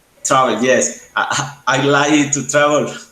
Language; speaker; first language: English; non-native, learner; Spanish